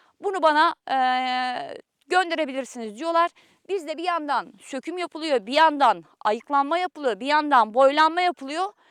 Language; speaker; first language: Turkish; native; Turkish